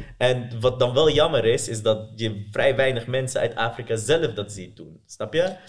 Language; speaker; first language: Dutch; early bilingual, other home language; Persian